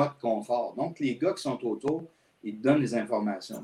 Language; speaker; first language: French; native; French